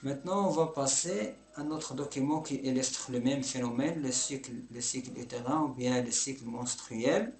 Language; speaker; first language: French; non-native, local second language; Arabic